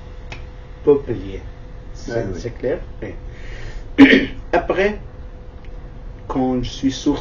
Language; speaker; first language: French; non-native, learner; Kurdish